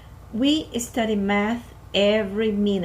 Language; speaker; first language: English; non-native, fluent; Portuguese